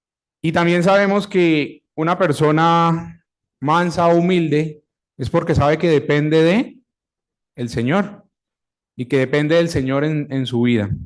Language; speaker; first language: Spanish; native; Spanish